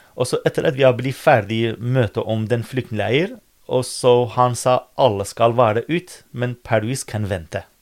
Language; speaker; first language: Norwegian; non-native, fluent; Kurdish